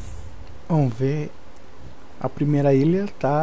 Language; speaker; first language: Portuguese; native; Portuguese